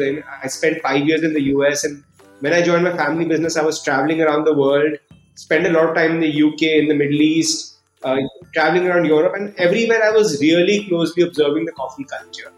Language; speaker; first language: English; non-native, local second language; Hindi